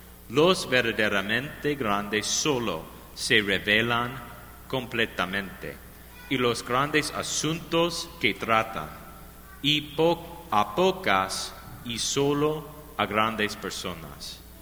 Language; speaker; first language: Spanish; non-native, learner; English